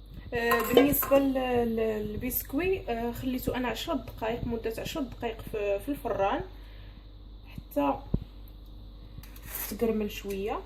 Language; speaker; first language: Arabic; native; Arabic